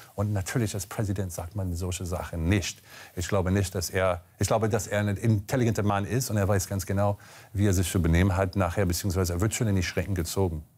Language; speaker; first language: German; non-native, fluent; English